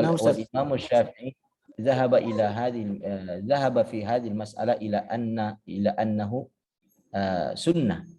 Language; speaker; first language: Arabic; non-native, fluent; Indonesian